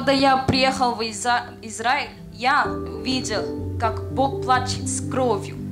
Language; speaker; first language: Russian; non-native, learner; Korean